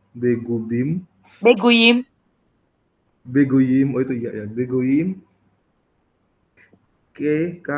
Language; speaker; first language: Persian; non-native, learner; Indonesian